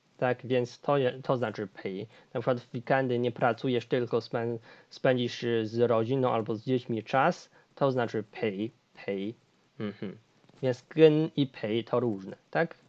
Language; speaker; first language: Polish; non-native, fluent; Chinese